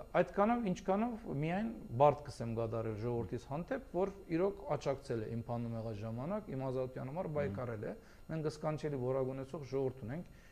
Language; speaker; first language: Armenian; early bilingual, heritage; Armenian